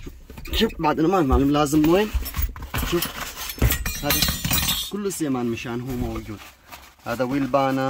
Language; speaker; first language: Arabic; non-native, learner; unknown